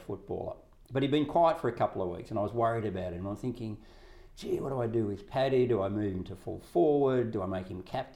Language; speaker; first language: English; native; English